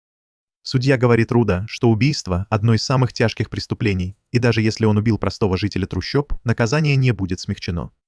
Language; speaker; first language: Russian; native; Russian